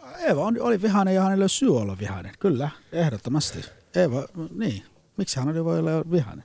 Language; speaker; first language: Finnish; non-native, fluent; Somali